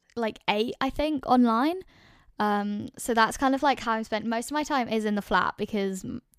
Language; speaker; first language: English; native; English